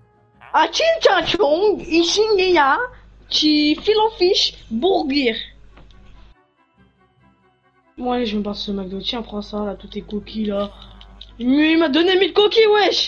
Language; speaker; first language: French; native; French